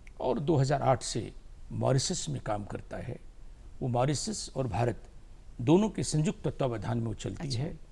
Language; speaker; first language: Hindi; native; Hindi